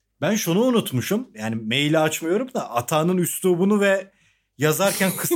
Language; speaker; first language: Turkish; native; Turkish